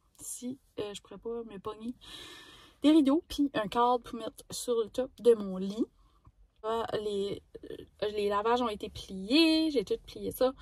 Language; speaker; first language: French; native; French